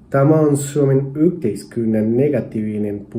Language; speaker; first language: Finnish; non-native, learner; Spanish